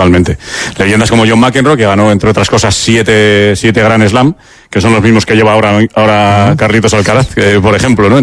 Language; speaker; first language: Spanish; native; Spanish